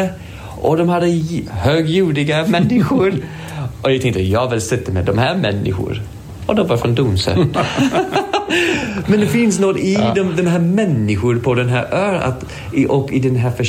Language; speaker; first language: Swedish; non-native, fluent; English